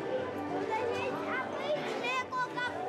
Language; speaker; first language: Russian; early bilingual, heritage; Russian